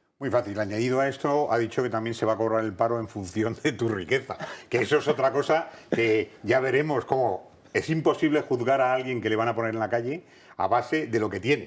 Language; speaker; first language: Spanish; native; Spanish